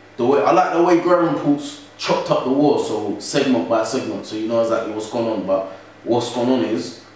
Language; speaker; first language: English; native; English